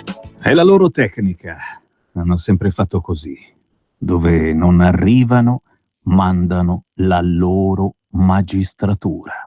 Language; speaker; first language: Italian; native; Italian